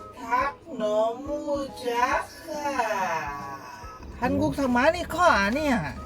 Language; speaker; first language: Korean; non-native, learner; Lao